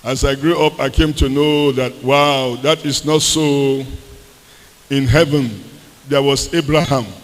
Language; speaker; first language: English; non-native, local second language; Yoruba